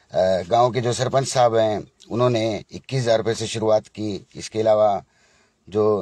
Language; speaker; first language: Hindi; native; Hindi